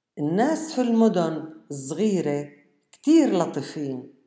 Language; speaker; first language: Arabic; native; Arabic